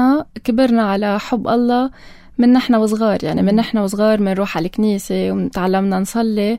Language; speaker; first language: Arabic; native; Arabic